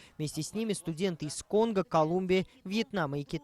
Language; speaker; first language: Russian; native; Russian